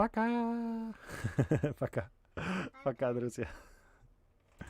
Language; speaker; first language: Russian; non-native, learner; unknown